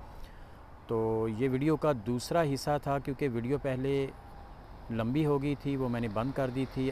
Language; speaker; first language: Urdu; non-native, local second language; Punjabi